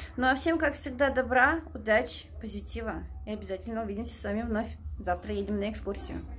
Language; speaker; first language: Russian; native; Russian